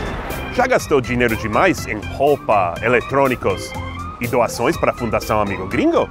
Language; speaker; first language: Portuguese; non-native, fluent; English